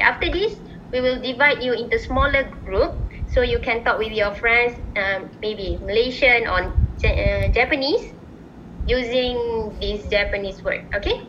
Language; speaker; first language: English; non-native, local second language; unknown